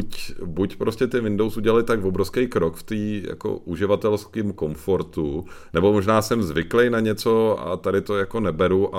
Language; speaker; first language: Czech; native; Czech